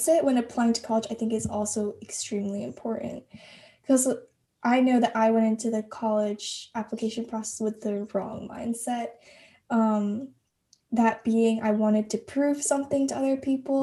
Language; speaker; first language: English; native; English